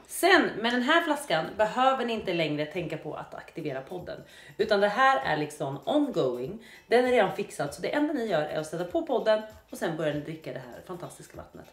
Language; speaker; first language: Swedish; native; Swedish